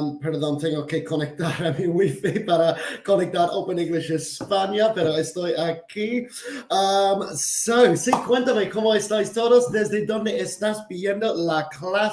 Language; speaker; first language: Spanish; non-native, fluent; English